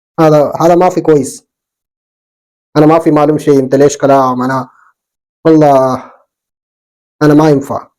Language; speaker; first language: Arabic; non-native, learner; Malayalam